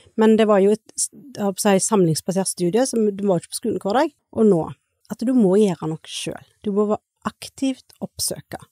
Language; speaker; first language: Norwegian; native; Norwegian